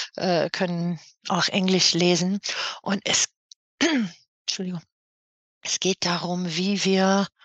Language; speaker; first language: German; non-native, fluent; English